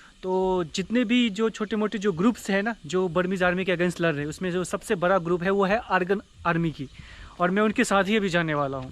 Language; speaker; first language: Hindi; native; Hindi